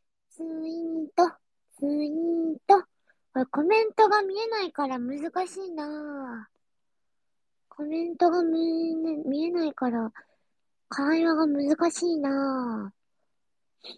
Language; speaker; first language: Japanese; native; Japanese